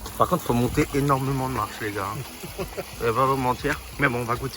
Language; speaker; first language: French; native; French